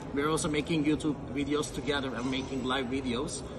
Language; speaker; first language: English; non-native, learner; Turkish